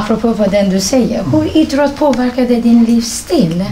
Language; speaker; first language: Swedish; non-native, fluent; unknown